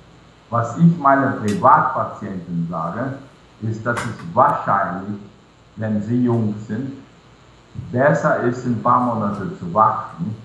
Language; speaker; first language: German; non-native, fluent; Portuguese